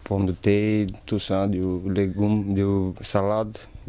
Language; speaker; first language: French; non-native, learner; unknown